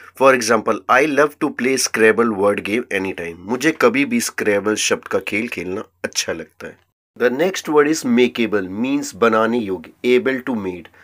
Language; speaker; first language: Hindi; native; Hindi